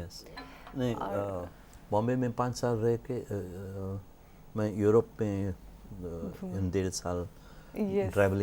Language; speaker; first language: Hindi; non-native, local second language; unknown